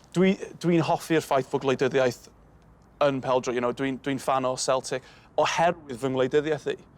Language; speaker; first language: Welsh; native; Welsh